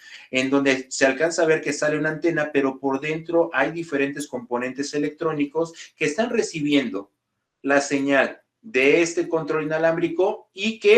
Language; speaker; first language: Spanish; native; Spanish